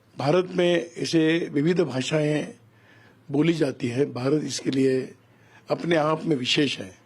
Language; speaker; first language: Hindi; non-native, local second language; Marathi